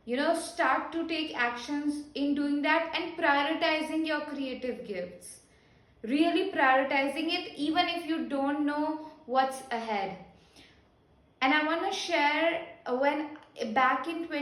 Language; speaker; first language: English; non-native, local second language; Hindi